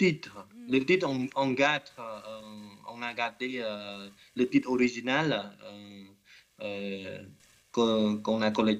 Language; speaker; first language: French; non-native, learner; Khmer